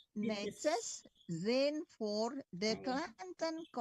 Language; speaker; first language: Dutch; non-native, learner; Indonesian